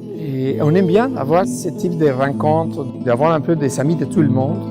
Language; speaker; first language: French; non-native, fluent; Spanish